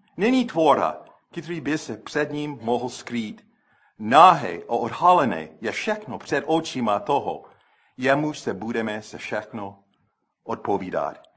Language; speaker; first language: Czech; non-native, fluent; English